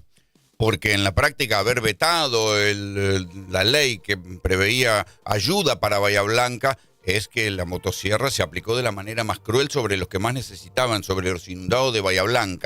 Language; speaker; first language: Spanish; native; Spanish